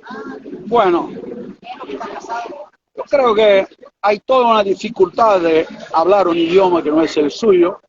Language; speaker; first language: Spanish; non-native, fluent; Portuguese